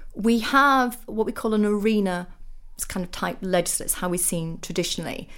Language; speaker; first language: English; native; English